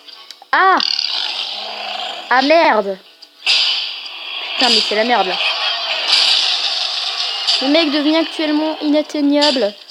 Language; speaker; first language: French; native; French